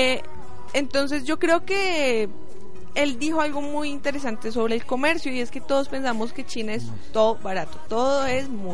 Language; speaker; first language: Spanish; native; Spanish